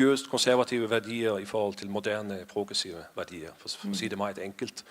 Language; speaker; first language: Danish; non-native, fluent; Faroese